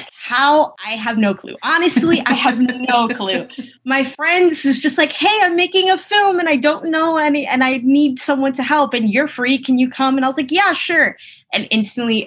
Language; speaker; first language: English; early bilingual, other home language; Spanish